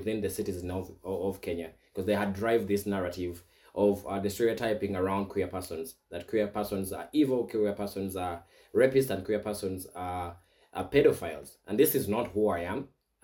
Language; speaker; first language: English; non-native, local second language; Ganda